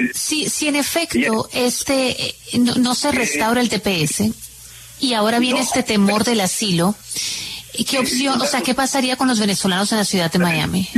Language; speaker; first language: Spanish; native; Spanish